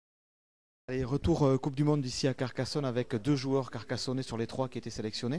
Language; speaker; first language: French; native; French